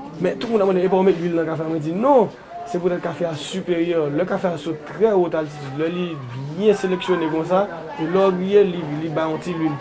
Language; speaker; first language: Haitian Creole; native; Haitian Creole